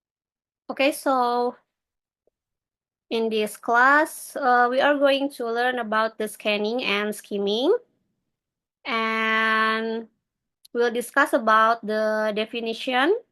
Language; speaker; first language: English; non-native, learner; Indonesian